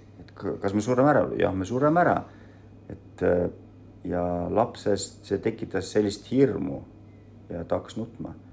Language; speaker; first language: Estonian; early bilingual, other home language; Russian